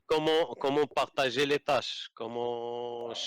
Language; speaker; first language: French; non-native, learner; Arabic